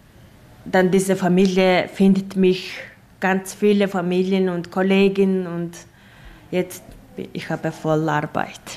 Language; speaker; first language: German; non-native, learner; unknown